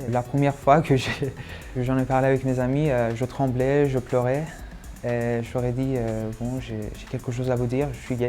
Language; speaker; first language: French; non-native, fluent; Persian